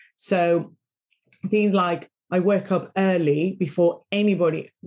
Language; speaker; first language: English; non-native, fluent; Spanish